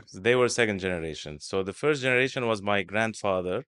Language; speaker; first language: English; non-native, fluent; Arabic